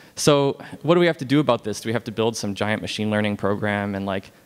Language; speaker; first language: English; native; English